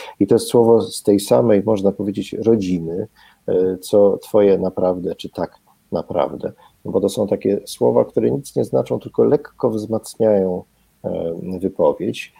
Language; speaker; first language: Polish; native; Polish